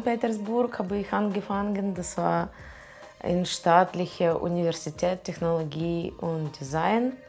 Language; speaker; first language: German; non-native, learner; Russian